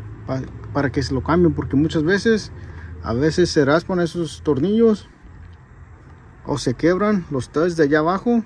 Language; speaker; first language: Spanish; early bilingual, heritage; Spanish